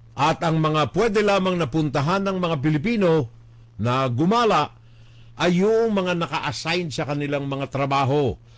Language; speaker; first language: Filipino; native; Filipino